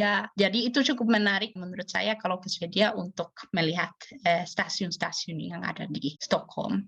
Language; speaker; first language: Indonesian; non-native, fluent; Swedish